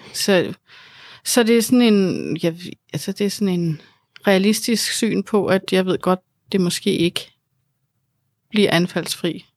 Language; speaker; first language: Danish; native; Danish